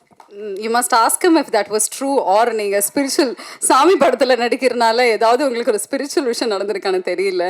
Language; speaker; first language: Tamil; native; Tamil